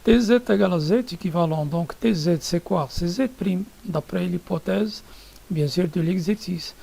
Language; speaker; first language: French; non-native, local second language; Arabic